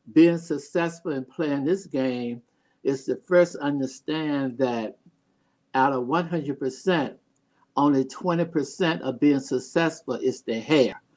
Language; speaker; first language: English; native; English